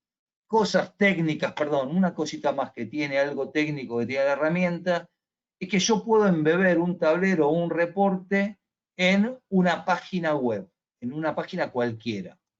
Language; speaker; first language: Spanish; native; Spanish